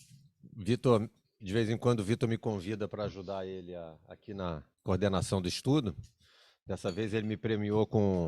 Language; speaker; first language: Portuguese; native; Portuguese